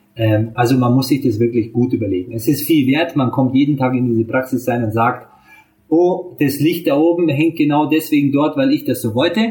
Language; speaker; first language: German; early bilingual, other home language; Hungarian